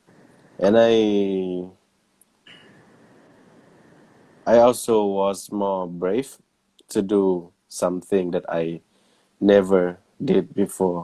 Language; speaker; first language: English; non-native, learner; Thai